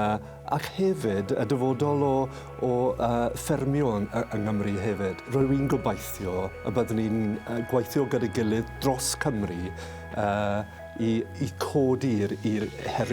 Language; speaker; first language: Welsh; non-native, local second language; English